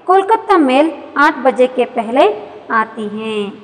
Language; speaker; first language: Hindi; non-native, local second language; Kannada